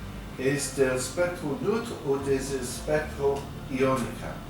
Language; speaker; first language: Spanish; non-native, fluent; English